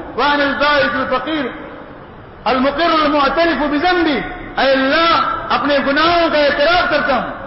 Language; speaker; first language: Urdu; non-native, local second language; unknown